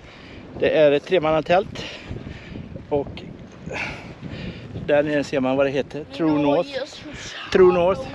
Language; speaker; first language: Swedish; native; Swedish